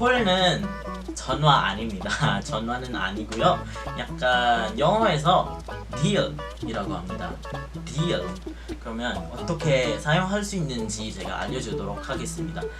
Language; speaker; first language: Korean; non-native, fluent; Filipino